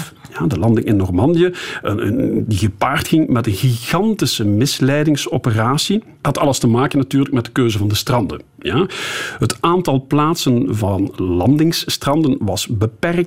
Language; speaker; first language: Dutch; native; Dutch